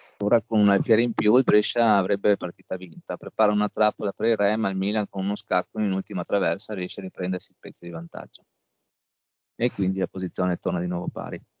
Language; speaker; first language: Italian; native; Italian